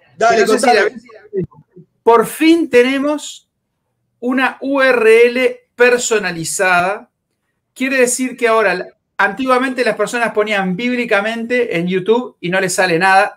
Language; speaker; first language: Spanish; native; Spanish